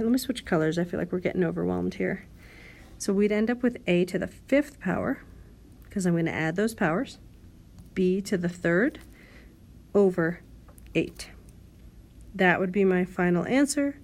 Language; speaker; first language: English; native; English